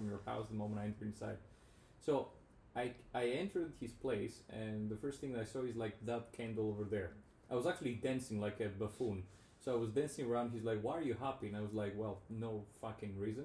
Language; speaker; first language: English; non-native, fluent; Greek